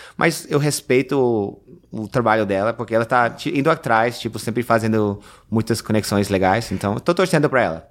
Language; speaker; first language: Portuguese; non-native, fluent; English